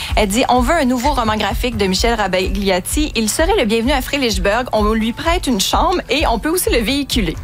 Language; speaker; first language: French; native; French